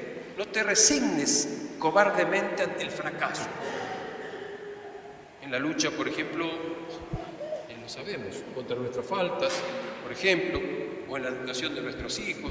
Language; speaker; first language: Spanish; native; Spanish